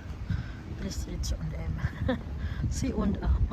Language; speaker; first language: German; non-native, fluent; Waray